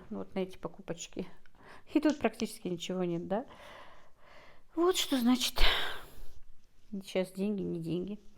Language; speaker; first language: Russian; non-native, local second language; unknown